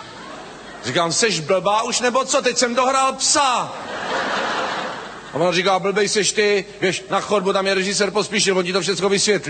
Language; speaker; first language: Czech; native; Czech